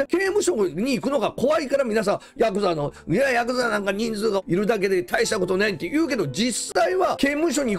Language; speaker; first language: Japanese; native; Japanese